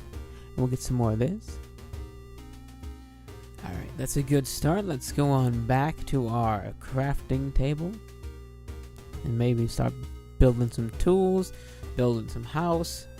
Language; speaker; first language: English; native; English